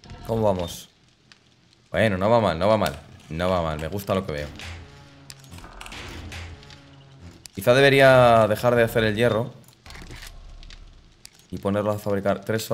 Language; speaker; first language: Spanish; native; Spanish